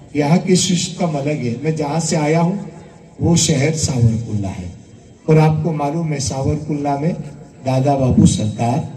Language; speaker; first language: Hindi; non-native, local second language; Gujarati